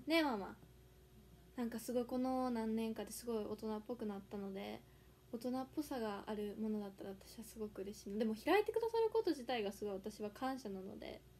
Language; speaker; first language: Japanese; native; Japanese